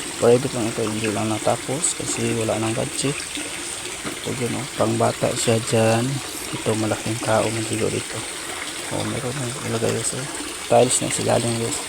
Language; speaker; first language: Filipino; non-native, local second language; Cebuano